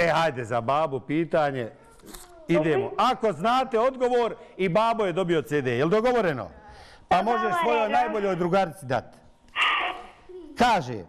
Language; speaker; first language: Bosnian; native; Bosnian